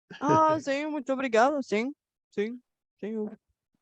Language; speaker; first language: Portuguese; non-native, fluent; Bulgarian